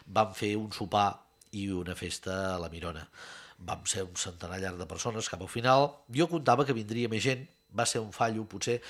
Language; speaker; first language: Catalan; native; Catalan